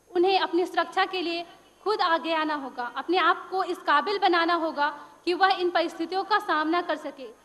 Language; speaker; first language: Hindi; native; Hindi